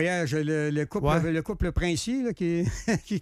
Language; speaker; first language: French; native; French